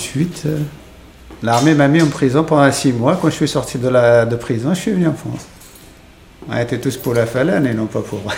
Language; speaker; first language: French; non-native, local second language; Arabic